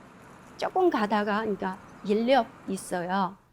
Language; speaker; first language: Korean; non-native, learner; Chinese